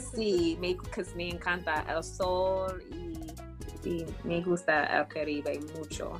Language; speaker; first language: Spanish; early bilingual, heritage; English